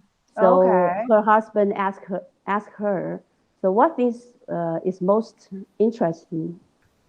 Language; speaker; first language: English; non-native, learner; Chinese